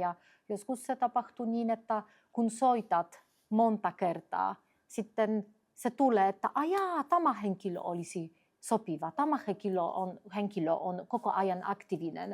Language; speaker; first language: Finnish; non-native, fluent; Polish